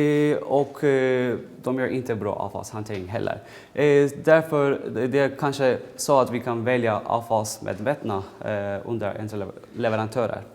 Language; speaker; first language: Swedish; non-native, fluent; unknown